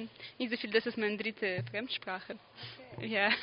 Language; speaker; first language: German; non-native, fluent; Russian